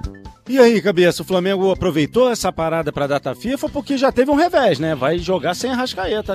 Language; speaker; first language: Portuguese; native; Portuguese